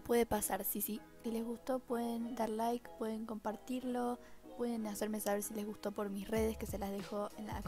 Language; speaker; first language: Spanish; native; Spanish